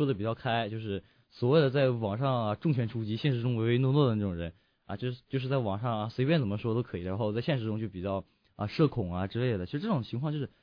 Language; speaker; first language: Chinese; native; Chinese